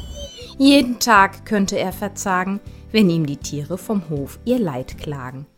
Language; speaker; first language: German; native; German